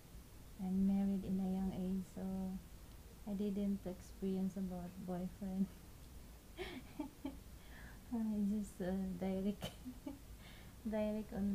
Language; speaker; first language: English; non-native, local second language; Cebuano